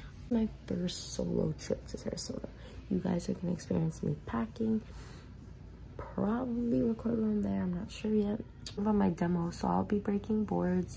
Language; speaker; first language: English; native; English